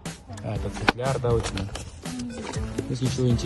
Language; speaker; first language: Russian; non-native, local second language; Kazakh